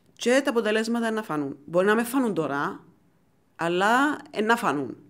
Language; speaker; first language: Greek; native; Greek